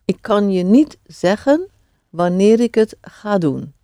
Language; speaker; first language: Dutch; non-native, fluent; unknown